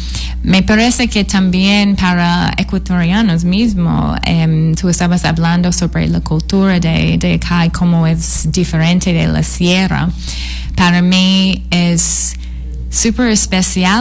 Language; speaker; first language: Spanish; non-native, fluent; English